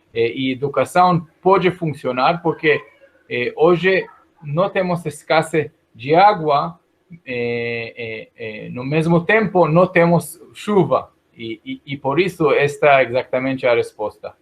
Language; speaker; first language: Portuguese; non-native, fluent; Hebrew